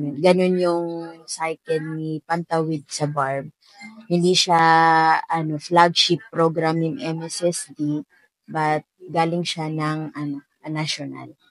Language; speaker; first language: Filipino; non-native, local second language; Maranao